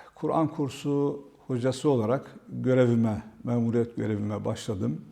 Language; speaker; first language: Turkish; native; Turkish